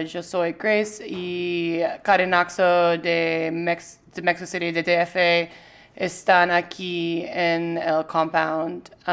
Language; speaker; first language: Spanish; non-native, learner; English